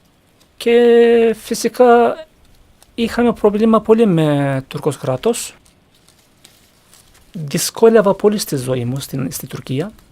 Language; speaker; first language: Greek; non-native, learner; Turkish